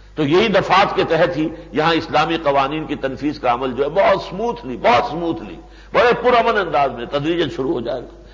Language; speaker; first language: Urdu; native; Urdu